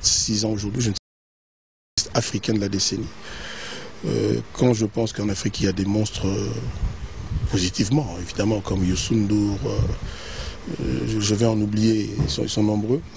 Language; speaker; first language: French; non-native, local second language; Lingala